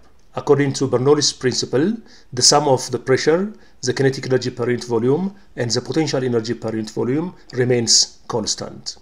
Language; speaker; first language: English; non-native, local second language; Amharic